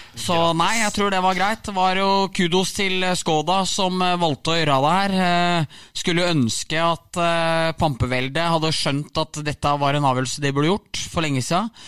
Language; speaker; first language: Norwegian; native; Norwegian